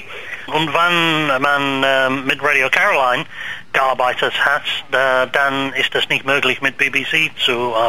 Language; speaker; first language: German; non-native, learner; English